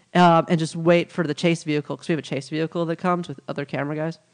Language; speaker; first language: English; native; English